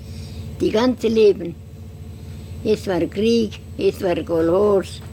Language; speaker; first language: German; non-native, learner; Estonian